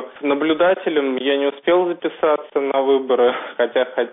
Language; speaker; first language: Russian; native; Russian